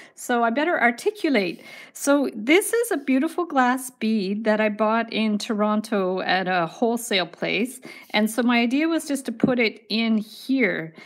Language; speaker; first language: English; native; English